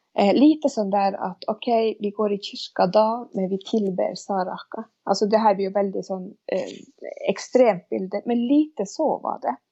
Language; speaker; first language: Swedish; non-native, fluent; Northern Sami